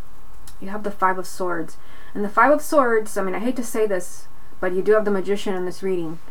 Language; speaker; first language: English; native; English